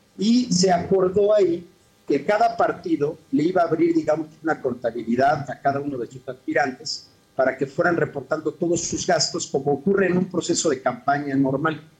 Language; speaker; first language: Spanish; native; Spanish